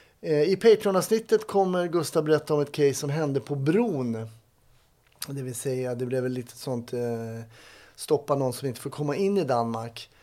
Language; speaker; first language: Swedish; native; Swedish